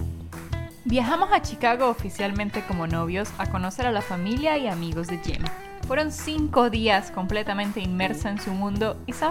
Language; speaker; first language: Spanish; native; Spanish